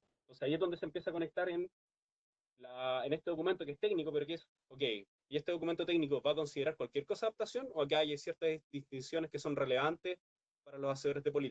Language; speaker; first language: Spanish; native; Spanish